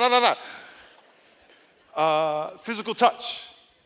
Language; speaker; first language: English; native; English